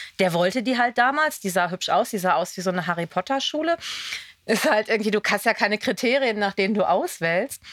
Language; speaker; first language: German; native; German